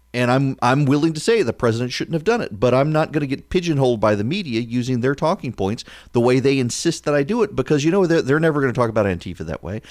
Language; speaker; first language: English; native; English